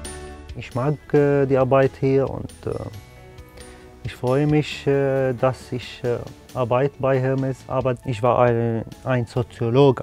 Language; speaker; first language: German; non-native, learner; Arabic